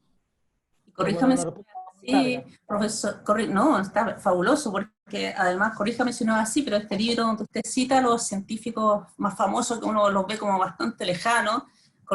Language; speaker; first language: Spanish; native; Spanish